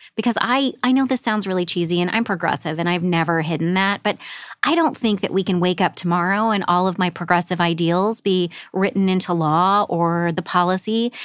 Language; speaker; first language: English; native; English